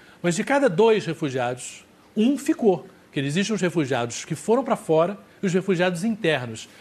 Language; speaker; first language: Portuguese; native; Portuguese